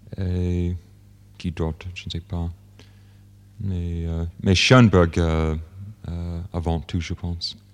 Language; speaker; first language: French; non-native, fluent; English